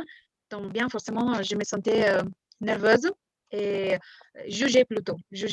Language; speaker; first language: French; non-native, fluent; Spanish